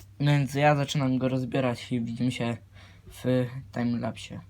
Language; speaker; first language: Polish; native; Polish